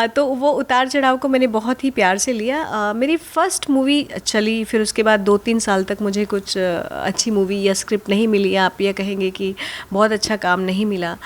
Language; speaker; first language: Hindi; non-native, local second language; Gujarati